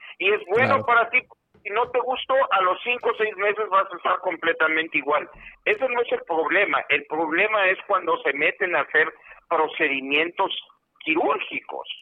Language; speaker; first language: Spanish; non-native, fluent; Haitian Creole